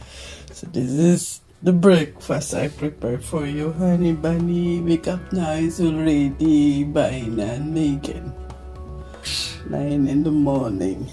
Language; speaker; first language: English; non-native, local second language; Filipino